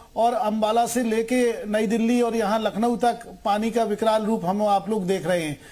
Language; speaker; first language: Hindi; native; Hindi